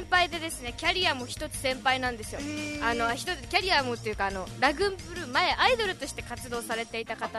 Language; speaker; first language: Japanese; native; Japanese